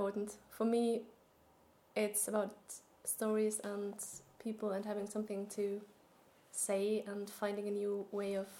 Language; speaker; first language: English; non-native, fluent; German